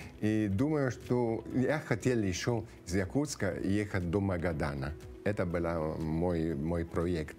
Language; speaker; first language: Russian; non-native, fluent; Italian